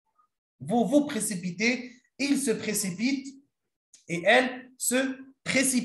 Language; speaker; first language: French; non-native, local second language; Arabic